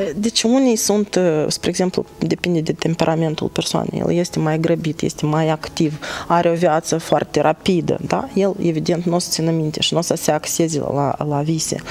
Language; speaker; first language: Romanian; native; Romanian